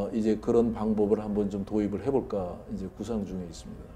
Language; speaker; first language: Korean; native; Korean